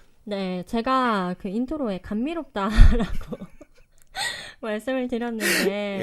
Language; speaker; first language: Korean; native; Korean